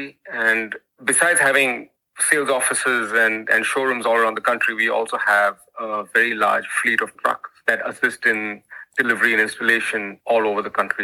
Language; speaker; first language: English; non-native, local second language; Hindi